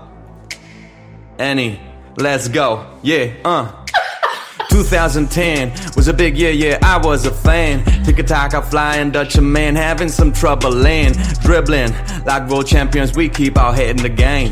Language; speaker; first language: English; non-native, fluent; Spanish